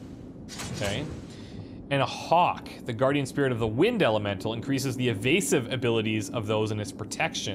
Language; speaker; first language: English; native; English